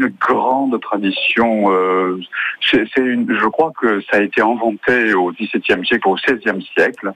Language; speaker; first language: French; non-native, fluent; Japanese